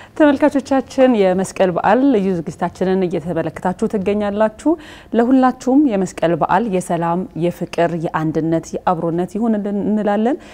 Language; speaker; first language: Amharic; native; Amharic